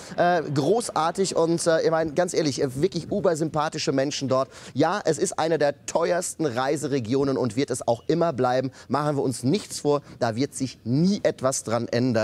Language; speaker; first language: German; native; German